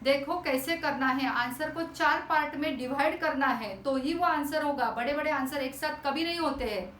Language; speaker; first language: Hindi; non-native, local second language; Marathi